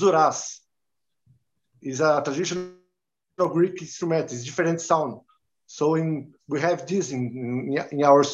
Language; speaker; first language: English; non-native, learner; Portuguese